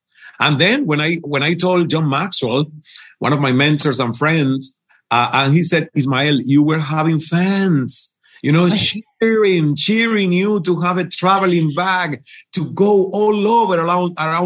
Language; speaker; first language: English; non-native, fluent; Spanish